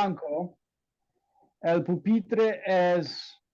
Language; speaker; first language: Spanish; non-native, learner; English